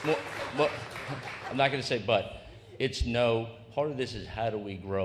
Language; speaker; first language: English; native; English